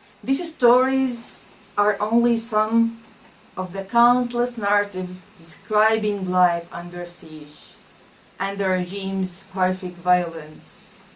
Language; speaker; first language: English; non-native, fluent; Arabic